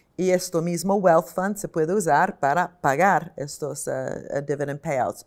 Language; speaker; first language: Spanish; non-native, fluent; Italian